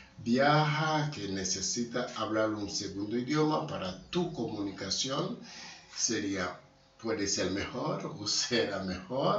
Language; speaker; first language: Spanish; non-native, learner; Haitian Creole